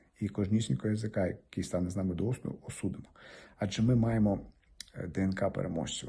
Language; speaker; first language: Ukrainian; native; Ukrainian